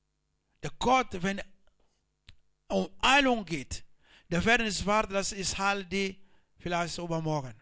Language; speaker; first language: German; non-native, learner; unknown